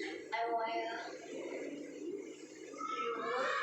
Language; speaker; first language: English; non-native, learner; Vietnamese